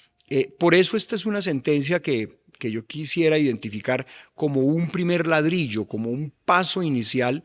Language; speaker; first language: Spanish; native; Spanish